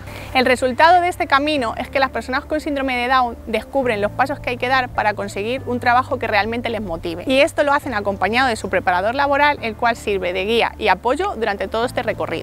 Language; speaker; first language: Spanish; native; Spanish